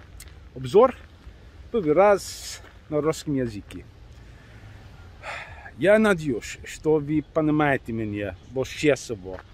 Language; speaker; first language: Russian; non-native, learner; English